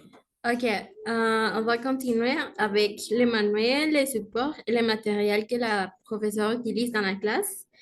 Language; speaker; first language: French; non-native, learner; Spanish